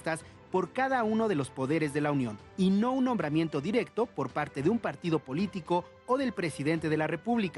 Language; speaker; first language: Spanish; native; Spanish